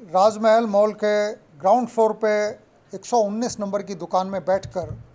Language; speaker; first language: Hindi; non-native, local second language; Gujarati